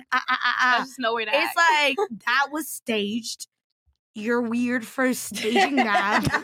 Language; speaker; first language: English; native; English